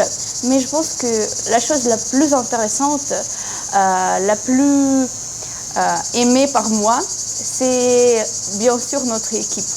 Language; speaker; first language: French; non-native, fluent; Ukrainian